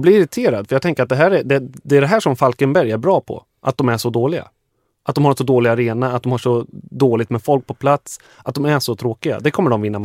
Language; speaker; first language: Swedish; native; Swedish